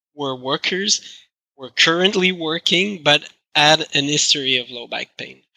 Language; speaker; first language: English; non-native, fluent; French